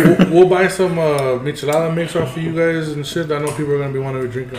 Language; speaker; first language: English; early bilingual, other home language; Spanish